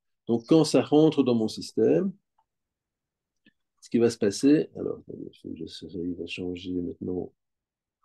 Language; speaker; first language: French; native; French